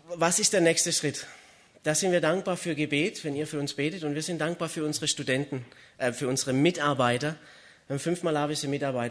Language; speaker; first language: German; native; German